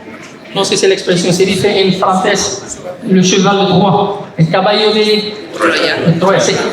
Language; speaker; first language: Spanish; non-native, learner; Arabic